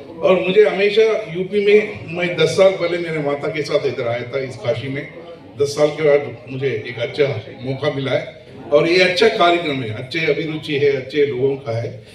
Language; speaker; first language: Hindi; non-native, local second language; Kannada